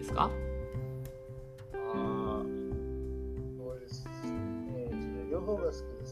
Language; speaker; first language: Japanese; non-native, learner; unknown